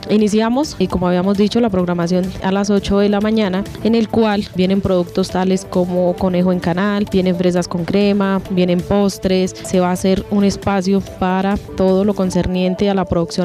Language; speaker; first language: Spanish; native; Spanish